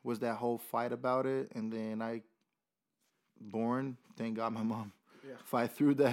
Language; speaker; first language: English; non-native, fluent; Portuguese